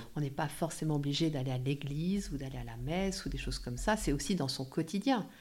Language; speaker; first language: French; native; French